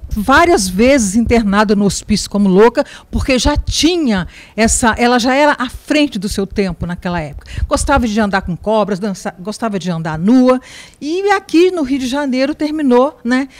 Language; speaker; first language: Portuguese; native; Portuguese